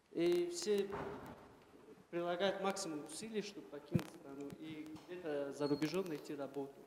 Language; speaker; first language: Russian; non-native, local second language; Tajik